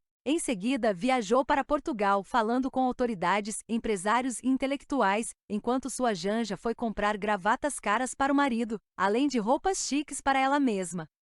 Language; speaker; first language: Portuguese; native; Portuguese